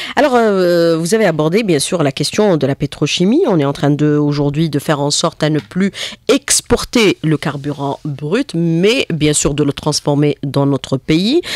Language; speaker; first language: French; non-native, local second language; Arabic